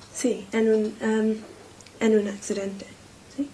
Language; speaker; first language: Spanish; non-native, learner; English